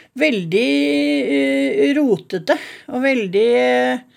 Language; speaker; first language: Norwegian; native; Norwegian